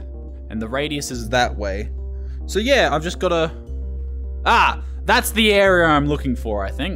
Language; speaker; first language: English; native; English